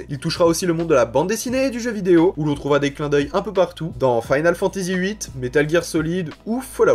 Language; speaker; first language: French; native; French